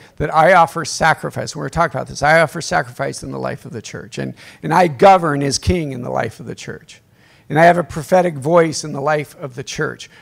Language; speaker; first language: English; native; English